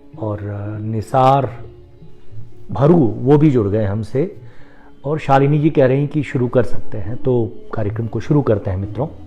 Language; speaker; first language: Hindi; non-native, local second language; Marathi